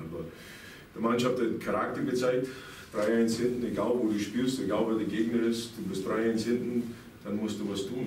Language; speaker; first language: German; non-native, fluent; English